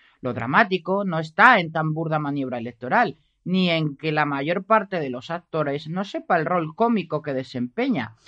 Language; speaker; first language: Spanish; native; Spanish